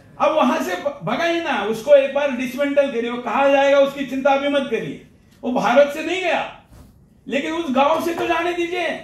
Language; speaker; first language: Hindi; non-native, local second language; Marathi